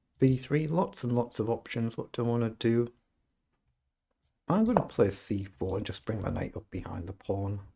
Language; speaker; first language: English; native; English